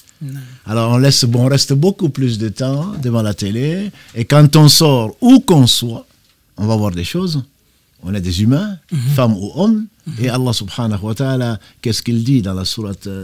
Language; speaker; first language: French; native; French